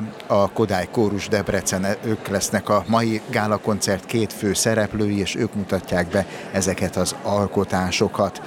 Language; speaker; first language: Hungarian; native; Hungarian